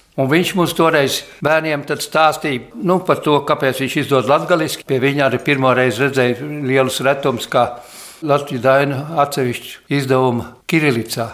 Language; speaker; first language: Latvian; early bilingual, heritage; Latvian